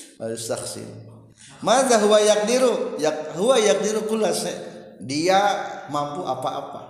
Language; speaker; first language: Arabic; non-native, fluent; Indonesian